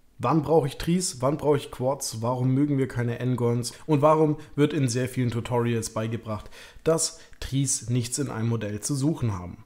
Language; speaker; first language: German; native; German